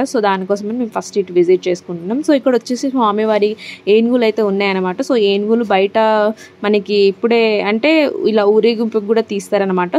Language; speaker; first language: Telugu; non-native, local second language; Lambadi